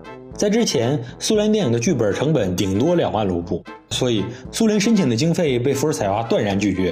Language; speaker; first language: Chinese; native; Chinese